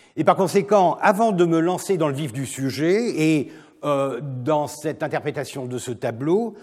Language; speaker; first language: French; non-native, fluent; Turkish